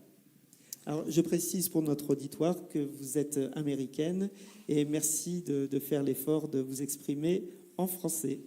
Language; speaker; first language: French; native; French